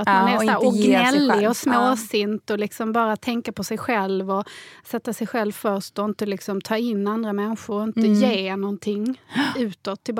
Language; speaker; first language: Swedish; native; Swedish